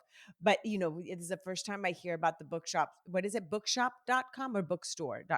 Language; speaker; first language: English; native; English